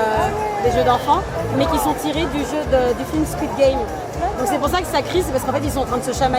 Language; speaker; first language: French; native; French